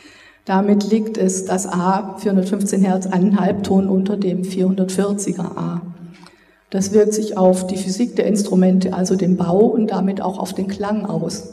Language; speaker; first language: German; native; German